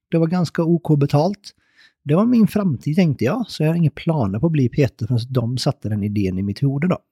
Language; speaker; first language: Swedish; early bilingual, other home language; Persian